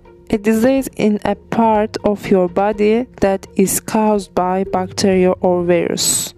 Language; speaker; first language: English; non-native, learner; Turkish